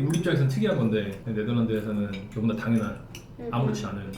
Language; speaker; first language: Korean; native; Korean